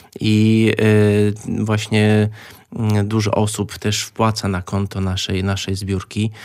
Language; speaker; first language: Polish; native; Polish